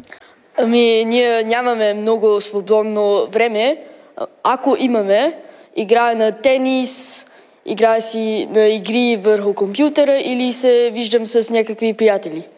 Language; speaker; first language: Bulgarian; early bilingual, heritage; Bulgarian